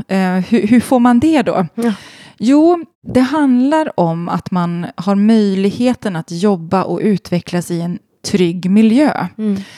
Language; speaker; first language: Swedish; native; Swedish